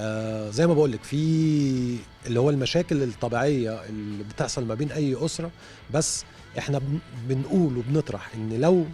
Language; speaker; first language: Arabic; native; Arabic